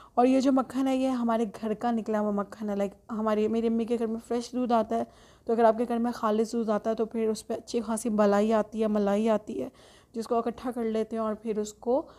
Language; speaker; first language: Urdu; native; Urdu